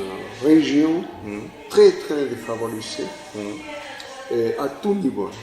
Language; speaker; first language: French; non-native, fluent; Spanish